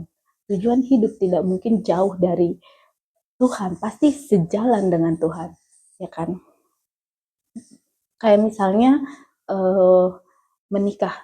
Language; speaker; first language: Indonesian; native; Indonesian